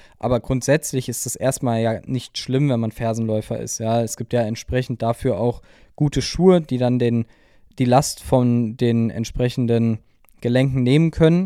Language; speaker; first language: German; native; German